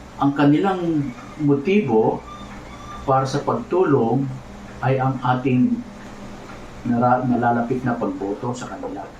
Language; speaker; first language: Filipino; native; Filipino